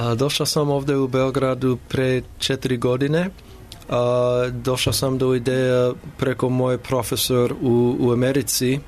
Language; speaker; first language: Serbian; non-native, learner; English